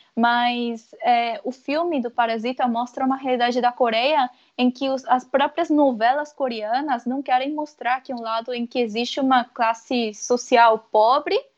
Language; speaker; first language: Portuguese; early bilingual, other home language; Korean